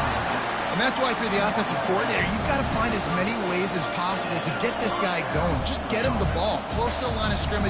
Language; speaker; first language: English; native; English